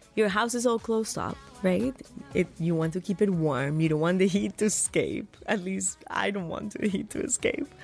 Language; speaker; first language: English; non-native, fluent; Spanish